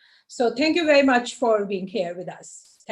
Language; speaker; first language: English; non-native, local second language; Hindi